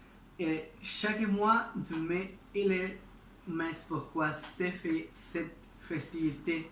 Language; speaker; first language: French; non-native, learner; Spanish